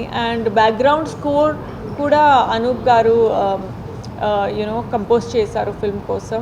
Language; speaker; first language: Telugu; non-native, fluent; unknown